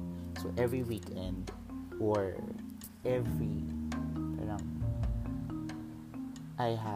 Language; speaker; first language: English; non-native, local second language; Filipino